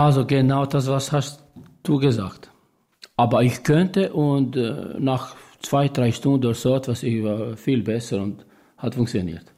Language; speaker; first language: German; non-native, learner; Albanian